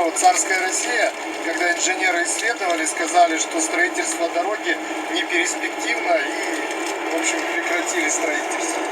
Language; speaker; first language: Russian; native; Russian